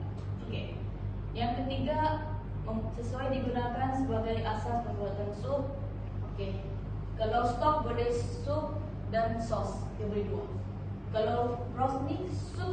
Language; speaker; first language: Malay; native; Malay